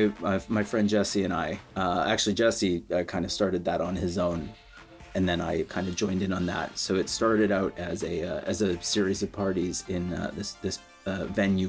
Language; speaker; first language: English; native; English